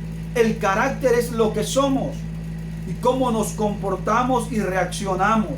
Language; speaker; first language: Spanish; native; Spanish